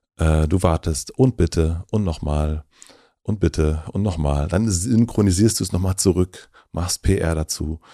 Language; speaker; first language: German; native; German